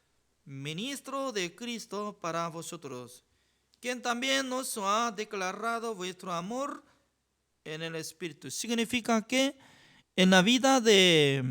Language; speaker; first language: Spanish; non-native, fluent; Korean